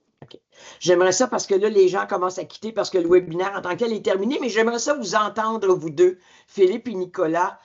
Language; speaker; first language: French; native; French